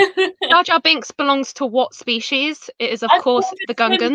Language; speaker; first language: English; native; English